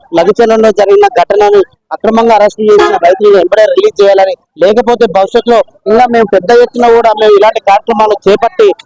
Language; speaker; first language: Telugu; native; Telugu